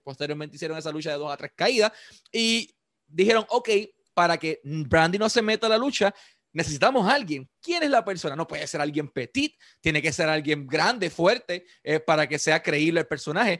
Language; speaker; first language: Spanish; native; Spanish